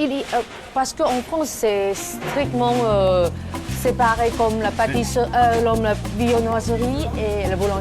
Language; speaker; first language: French; non-native, fluent; Chinese